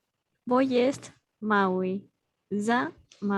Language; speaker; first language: Polish; non-native, learner; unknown